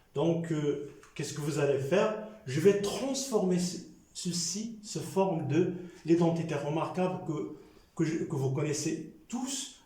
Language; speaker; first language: French; non-native, local second language; Arabic